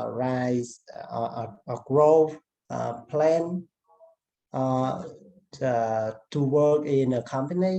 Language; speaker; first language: English; non-native, learner; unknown